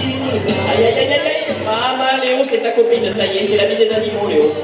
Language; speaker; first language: French; native; French